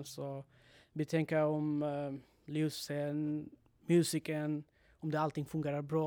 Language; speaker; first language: Swedish; non-native, learner; Bangla